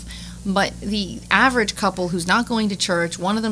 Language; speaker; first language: English; native; English